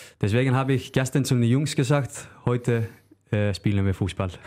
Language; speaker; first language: German; non-native, learner; Icelandic